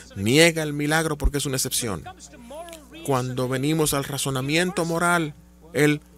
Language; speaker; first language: Spanish; non-native, fluent; Malayalam